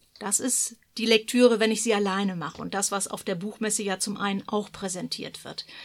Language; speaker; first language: German; native; German